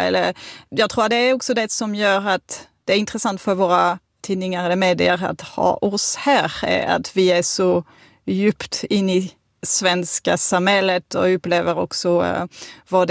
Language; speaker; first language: Swedish; non-native, fluent; French